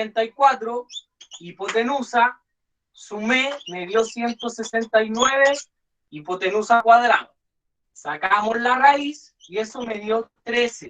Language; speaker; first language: Spanish; native; Spanish